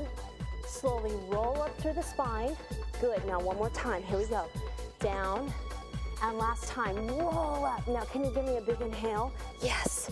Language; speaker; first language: English; native; English